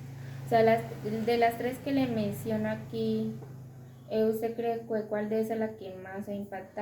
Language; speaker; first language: Spanish; native; Spanish